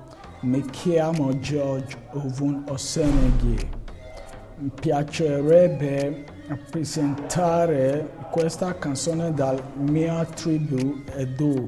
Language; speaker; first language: Italian; non-native, learner; Bini